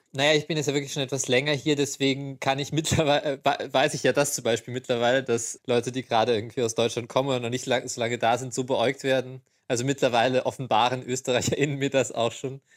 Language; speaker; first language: German; native; German